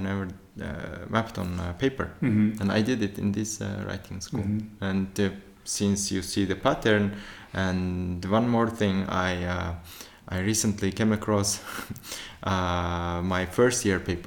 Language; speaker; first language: English; non-native, fluent; Turkmen